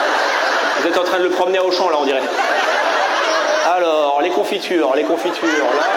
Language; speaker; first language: French; native; French